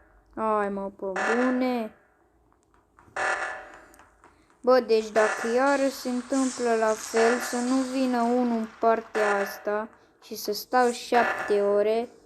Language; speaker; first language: Romanian; native; Romanian